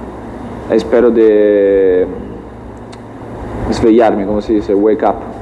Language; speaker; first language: Spanish; non-native, learner; Italian